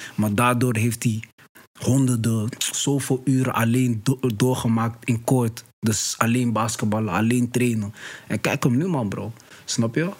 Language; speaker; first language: Dutch; early bilingual, other home language; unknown